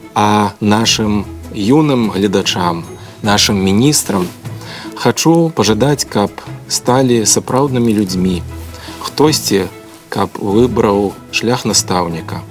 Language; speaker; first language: Belarusian; native; Belarusian